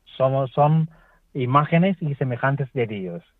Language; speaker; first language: Spanish; non-native, learner; Swahili